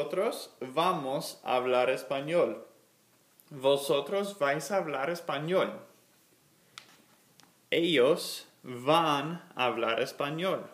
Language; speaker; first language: Spanish; non-native, fluent; English